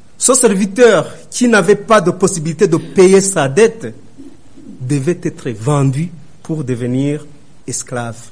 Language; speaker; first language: French; non-native, local second language; Rundi